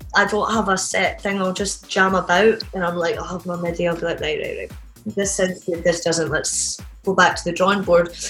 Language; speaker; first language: English; native; English